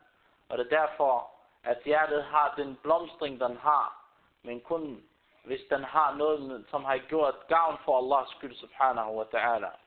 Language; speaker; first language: Danish; non-native, fluent; Arabic